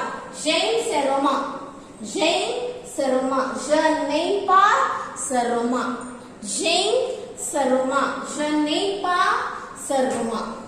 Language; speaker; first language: French; non-native, fluent; Tamil